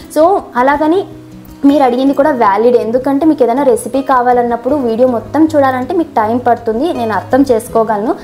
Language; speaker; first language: Telugu; non-native, local second language; Kannada